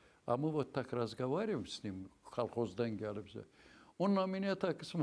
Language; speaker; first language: Russian; non-native, local second language; Azerbaijani